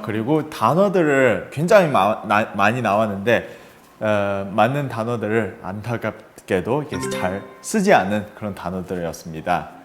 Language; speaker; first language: Korean; non-native, fluent; Chinese